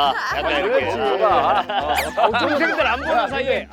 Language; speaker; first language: Korean; native; Korean